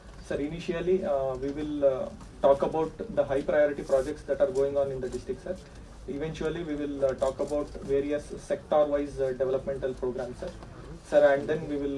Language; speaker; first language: English; non-native, local second language; Telugu